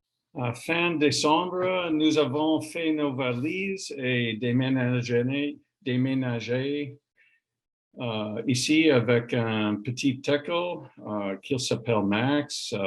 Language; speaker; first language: French; non-native, learner; English